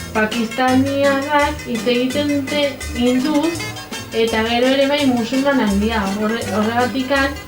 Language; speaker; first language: Basque; non-native, local second language; Spanish